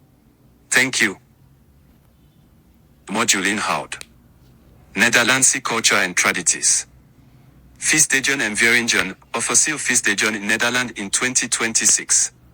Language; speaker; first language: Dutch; non-native, learner; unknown